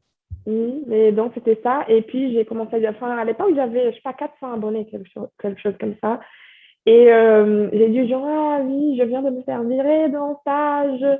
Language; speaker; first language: French; non-native, fluent; Portuguese